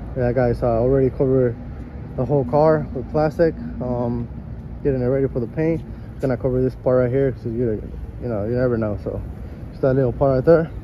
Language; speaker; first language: English; early bilingual, other home language; Spanish